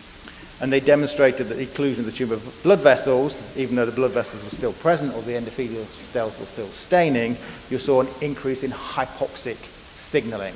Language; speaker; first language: English; native; English